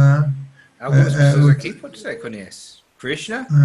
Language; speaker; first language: Portuguese; non-native, learner; English